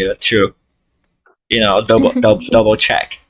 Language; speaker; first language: English; non-native, fluent; Portuguese